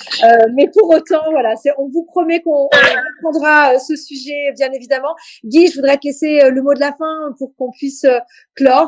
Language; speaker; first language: French; native; French